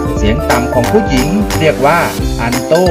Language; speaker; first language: Thai; native; Thai